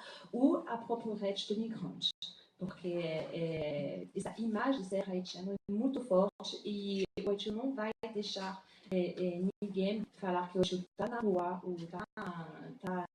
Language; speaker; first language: Portuguese; non-native, fluent; French